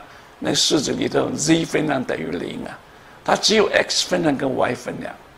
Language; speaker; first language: Chinese; native; Chinese